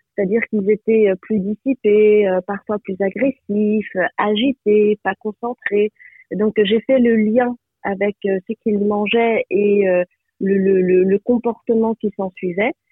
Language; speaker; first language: French; early bilingual, other home language; Japanese